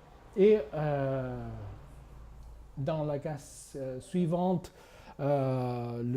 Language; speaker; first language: French; non-native, fluent; Spanish